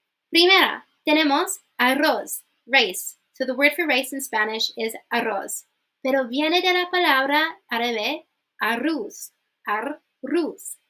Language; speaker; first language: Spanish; non-native, fluent; English